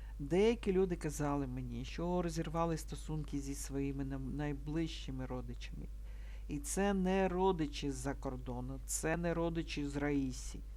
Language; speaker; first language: Ukrainian; non-native, local second language; Russian